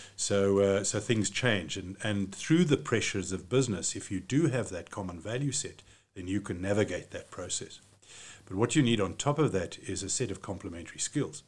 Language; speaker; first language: English; native; English